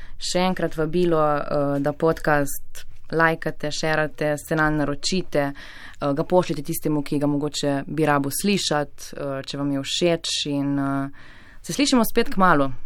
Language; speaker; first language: Slovenian; native; Slovenian